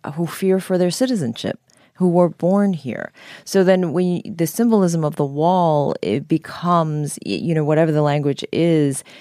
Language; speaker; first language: English; native; English